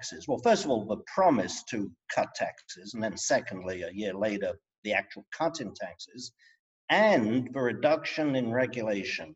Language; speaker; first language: English; native; English